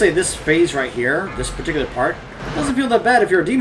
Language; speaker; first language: English; native; English